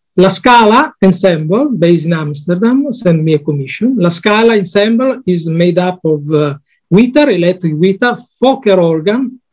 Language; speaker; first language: English; non-native, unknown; Italian